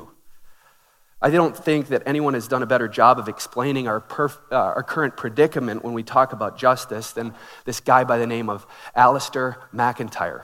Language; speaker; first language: English; native; English